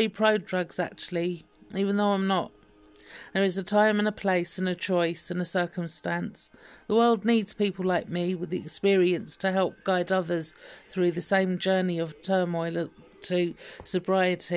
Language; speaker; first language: English; native; English